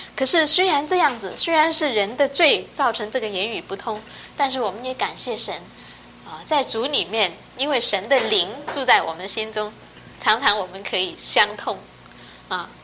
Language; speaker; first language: Chinese; non-native, local second language; Cantonese